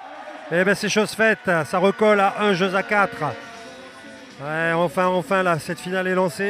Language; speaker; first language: French; native; French